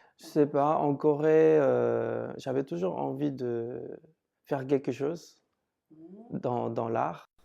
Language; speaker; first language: French; non-native, fluent; Korean